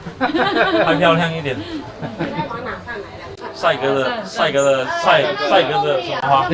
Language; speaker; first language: Chinese; native; Chinese